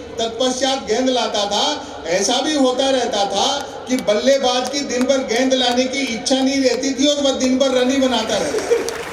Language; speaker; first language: Hindi; native; Hindi